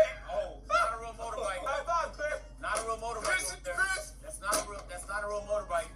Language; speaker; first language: English; native; English